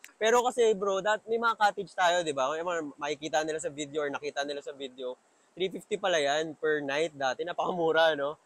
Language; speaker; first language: Filipino; native; Filipino